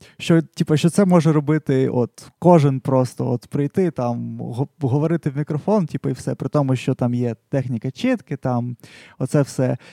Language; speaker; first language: Ukrainian; non-native, local second language; Russian